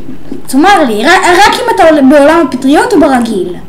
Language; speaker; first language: Hebrew; native; Hebrew